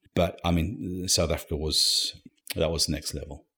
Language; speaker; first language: English; native; English